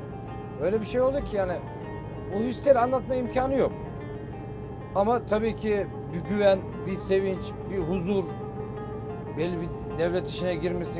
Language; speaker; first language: Turkish; native; Turkish